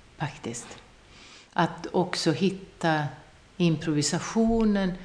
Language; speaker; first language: Swedish; non-native, local second language; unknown